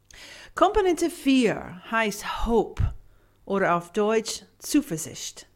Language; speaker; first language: German; non-native, fluent; English